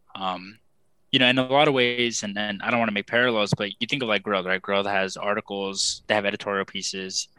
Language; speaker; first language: English; native; English